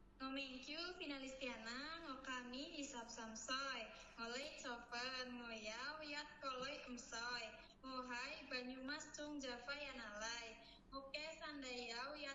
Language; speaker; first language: Cantonese; non-native, learner; Javanese